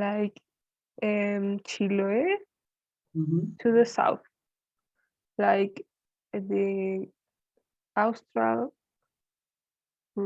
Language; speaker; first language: English; non-native, learner; Spanish